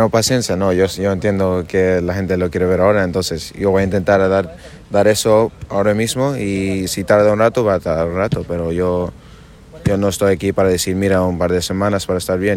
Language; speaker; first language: Spanish; non-native, fluent; English